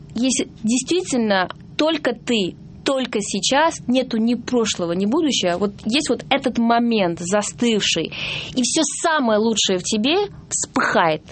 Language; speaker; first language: Russian; non-native, fluent; Georgian